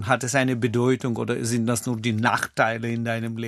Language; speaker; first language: German; non-native, fluent; Russian